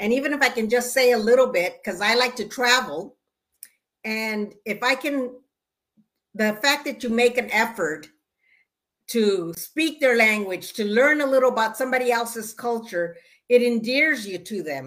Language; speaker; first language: English; early bilingual, other home language; Spanish